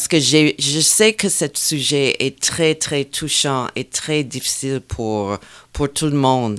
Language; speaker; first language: French; non-native, fluent; English